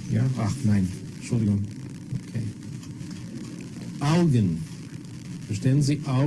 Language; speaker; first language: German; non-native, fluent; English